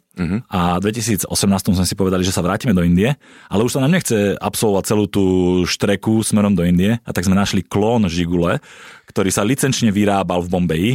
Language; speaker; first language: Slovak; native; Slovak